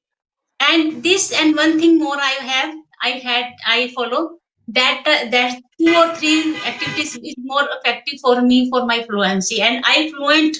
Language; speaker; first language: English; non-native, local second language; Hindi